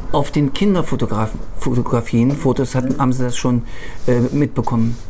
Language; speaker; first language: German; non-native, fluent; Russian